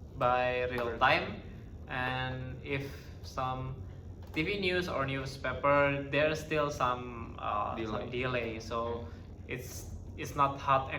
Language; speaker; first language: English; non-native, learner; Indonesian